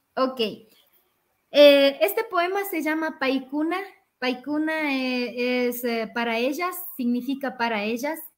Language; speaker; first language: Spanish; non-native, local second language; Quechua